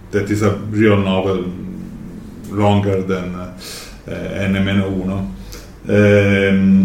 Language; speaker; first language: English; non-native, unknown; Italian